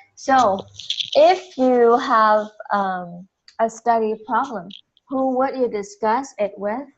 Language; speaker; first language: English; non-native, fluent; Vietnamese